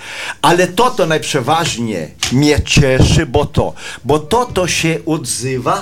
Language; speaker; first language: Polish; early bilingual, heritage; Polish